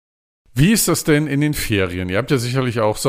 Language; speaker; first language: German; native; German